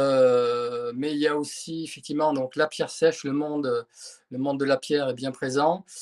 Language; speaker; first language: French; native; French